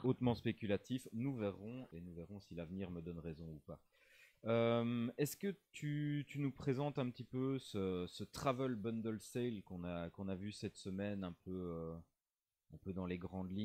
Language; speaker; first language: French; native; French